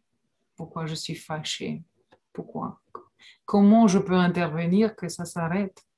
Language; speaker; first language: French; non-native, fluent; Romanian